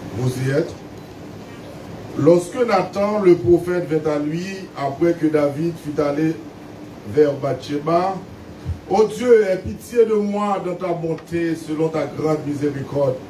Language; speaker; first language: French; non-native, local second language; Haitian Creole